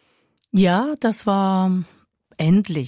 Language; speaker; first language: German; non-native, fluent; Spanish